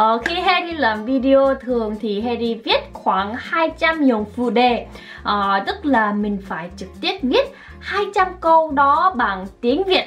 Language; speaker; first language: Vietnamese; non-native, fluent; Korean